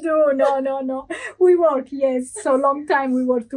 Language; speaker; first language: English; non-native, learner; Italian